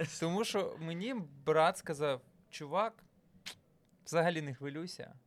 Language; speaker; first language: Ukrainian; non-native, local second language; Russian